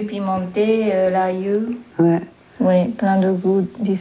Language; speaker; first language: French; non-native, fluent; Japanese